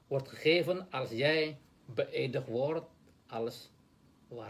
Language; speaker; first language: Dutch; non-native, learner; Indonesian